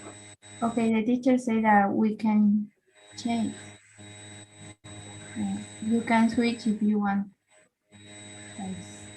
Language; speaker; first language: English; non-native, learner; Spanish